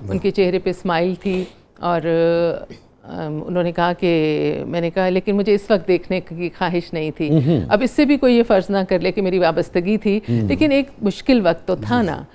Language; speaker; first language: Urdu; non-native, local second language; Punjabi